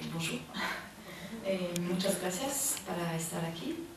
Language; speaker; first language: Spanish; non-native, learner; French